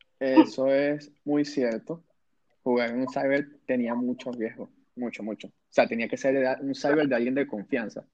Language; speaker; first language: Spanish; native; Spanish